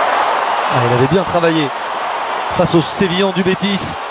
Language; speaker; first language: French; native; French